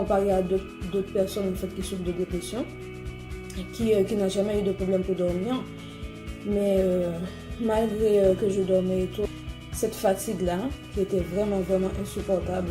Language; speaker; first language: French; native; French